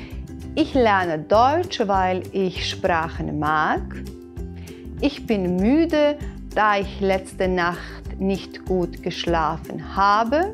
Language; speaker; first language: German; non-native, fluent; Bosnian